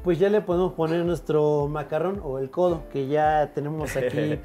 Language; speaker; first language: Spanish; native; Spanish